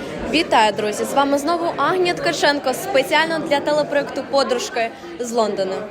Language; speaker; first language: Ukrainian; native; Ukrainian